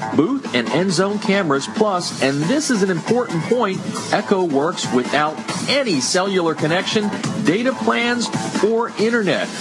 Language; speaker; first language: English; native; English